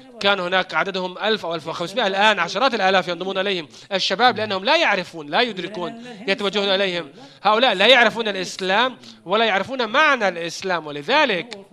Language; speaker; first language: Arabic; non-native, fluent; Turkish